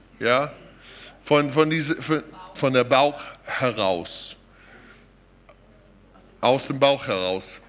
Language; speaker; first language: German; non-native, fluent; English